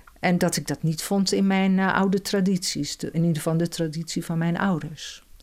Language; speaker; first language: Dutch; native; Dutch